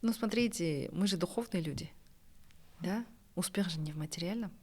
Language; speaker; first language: Russian; non-native, local second language; Kazakh